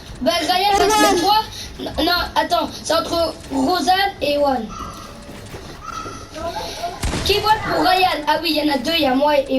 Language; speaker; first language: French; native; French